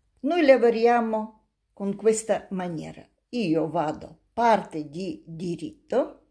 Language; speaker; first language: Italian; non-native, learner; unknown